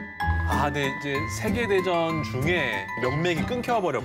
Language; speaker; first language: Korean; native; Korean